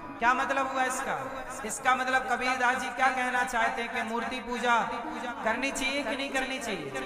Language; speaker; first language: Hindi; native; Hindi